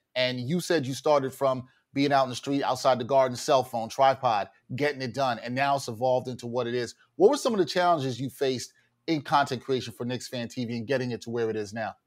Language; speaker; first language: English; native; English